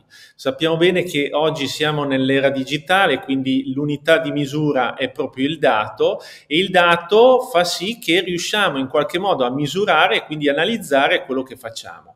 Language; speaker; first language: Italian; native; Italian